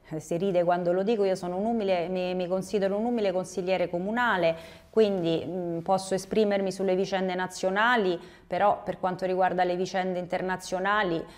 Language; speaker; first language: Italian; native; Italian